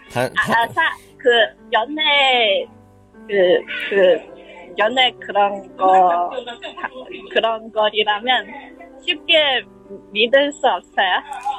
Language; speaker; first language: Korean; non-native, learner; Chinese